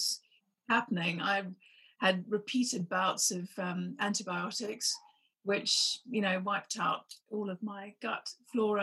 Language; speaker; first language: English; native; English